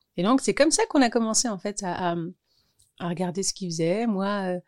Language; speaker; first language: French; native; French